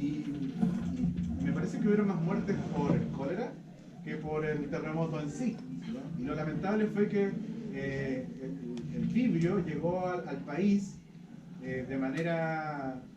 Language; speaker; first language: Spanish; native; Spanish